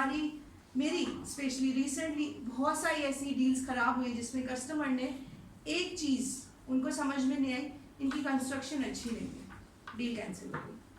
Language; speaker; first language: Urdu; non-native, local second language; Gujarati